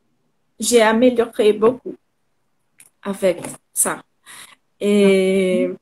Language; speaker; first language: French; non-native, learner; Portuguese